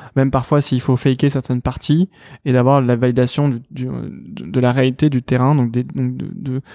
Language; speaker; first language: French; native; French